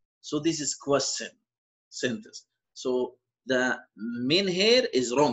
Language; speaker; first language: English; non-native, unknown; Arabic